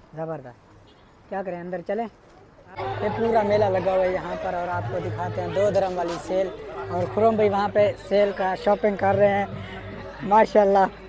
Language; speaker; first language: Urdu; non-native, local second language; Punjabi